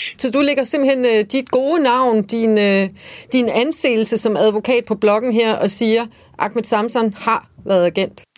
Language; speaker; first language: Danish; native; Danish